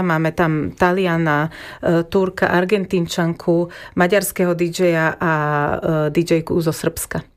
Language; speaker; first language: Slovak; native; Slovak